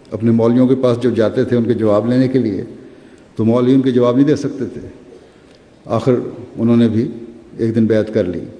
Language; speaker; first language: Urdu; native; Urdu